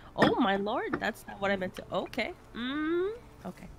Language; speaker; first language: English; native; English